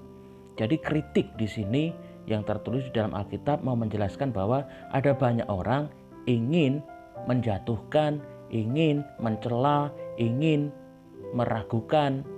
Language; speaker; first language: Indonesian; native; Indonesian